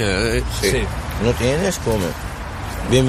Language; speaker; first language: Spanish; non-native, learner; Arabic